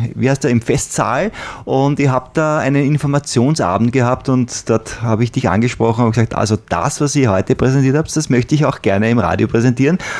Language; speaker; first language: German; native; German